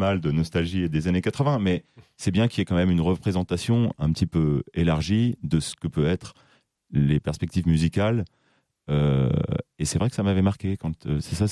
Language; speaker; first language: French; native; French